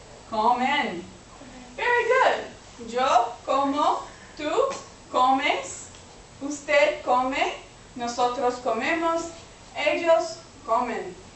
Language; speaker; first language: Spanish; non-native, fluent; English